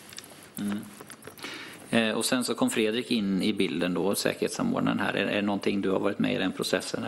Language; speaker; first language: Swedish; native; Swedish